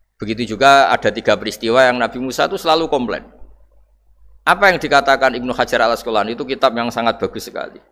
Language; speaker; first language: Indonesian; non-native, local second language; Javanese